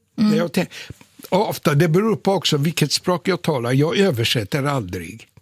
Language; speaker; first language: Swedish; non-native, fluent; Polish